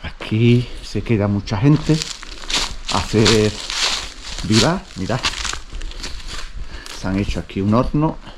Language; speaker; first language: Spanish; native; Spanish